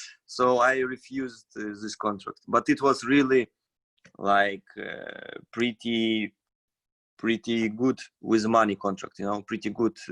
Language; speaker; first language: English; non-native, fluent; Russian